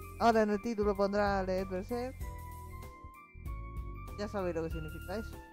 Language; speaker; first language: Spanish; native; Spanish